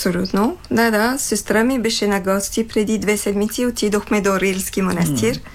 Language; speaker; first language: Bulgarian; non-native, fluent; French